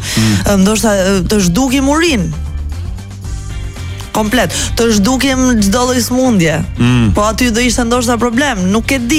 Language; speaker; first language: Albanian; native; Albanian